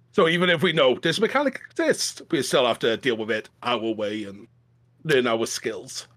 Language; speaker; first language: English; native; English